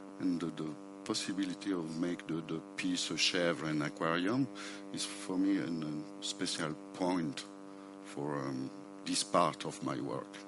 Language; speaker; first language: English; non-native, learner; French